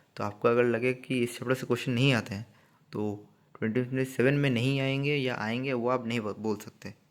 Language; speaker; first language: Hindi; non-native, local second language; Bangla